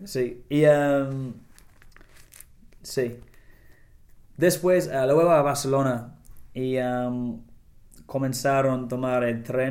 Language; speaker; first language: Spanish; non-native, learner; English